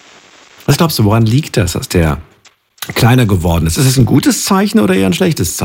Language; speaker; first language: German; native; German